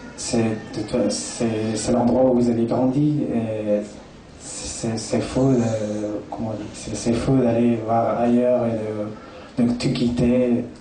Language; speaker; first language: French; non-native, fluent; Persian